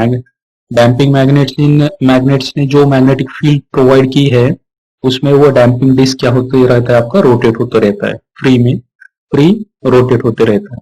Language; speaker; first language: Hindi; non-native, local second language; Marathi